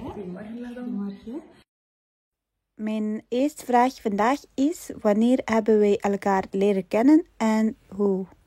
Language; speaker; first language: Dutch; non-native, fluent; Tibetan